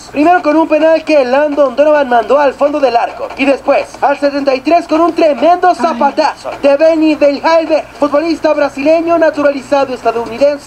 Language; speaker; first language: Spanish; native; Spanish